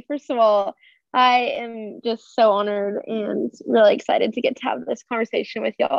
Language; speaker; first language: English; native; English